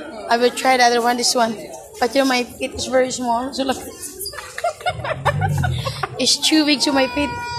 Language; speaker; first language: English; non-native, local second language; Cebuano